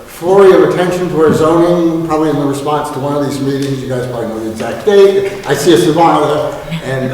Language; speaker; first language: English; native; English